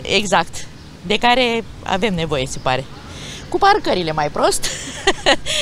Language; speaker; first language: Romanian; native; Romanian